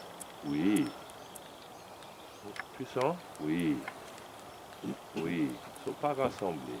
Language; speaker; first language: French; non-native, learner; German